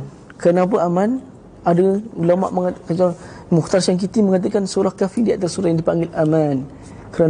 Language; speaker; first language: Malay; native; Malay